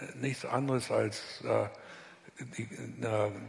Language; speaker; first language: German; native; German